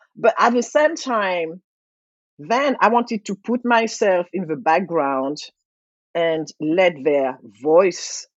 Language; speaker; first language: English; non-native, fluent; French